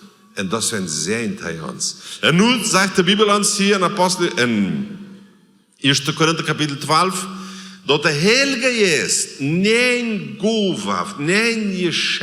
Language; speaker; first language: German; non-native, learner; Plautdietsch